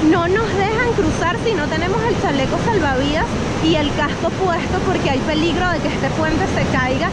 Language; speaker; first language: Spanish; native; Spanish